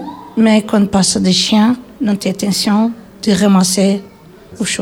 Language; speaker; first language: French; non-native, learner; Portuguese